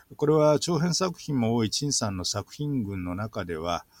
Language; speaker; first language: Japanese; native; Japanese